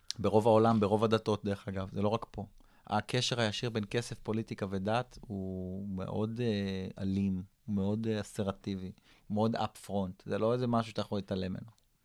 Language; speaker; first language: Hebrew; early bilingual, other home language; English